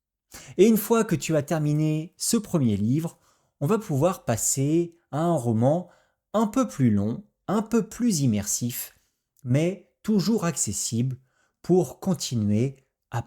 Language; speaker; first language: French; native; French